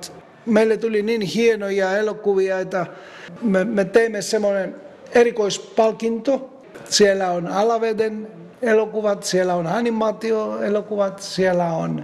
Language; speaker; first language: Finnish; non-native, fluent; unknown